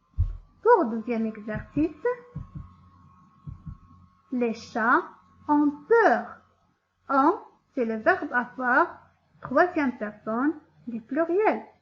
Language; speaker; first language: French; non-native, local second language; Arabic